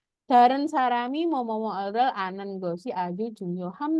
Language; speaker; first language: Korean; non-native, fluent; Indonesian